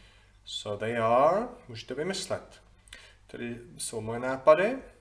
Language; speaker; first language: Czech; non-native, fluent; English